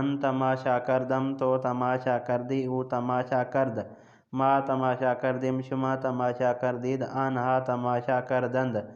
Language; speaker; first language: Persian; non-native, fluent; Urdu